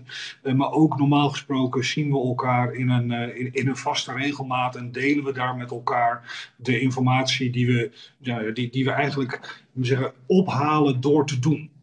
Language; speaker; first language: Dutch; native; Dutch